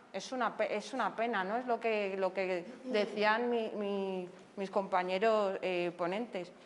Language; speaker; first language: Spanish; native; Spanish